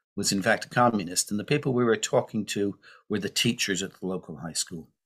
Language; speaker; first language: English; native; English